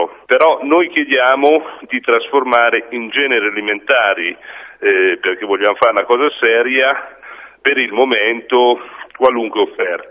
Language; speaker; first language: Italian; native; Italian